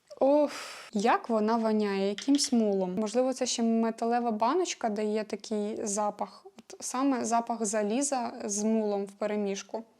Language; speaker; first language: Ukrainian; non-native, local second language; Russian